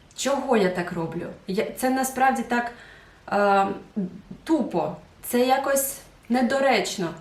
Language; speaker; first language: Ukrainian; non-native, local second language; Russian